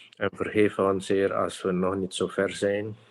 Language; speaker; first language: Dutch; non-native, fluent; Indonesian